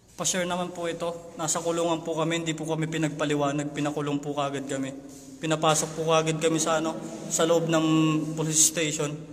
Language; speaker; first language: Filipino; non-native, local second language; Iloko